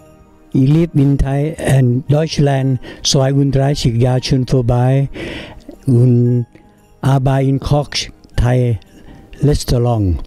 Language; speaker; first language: German; non-native, learner; Thai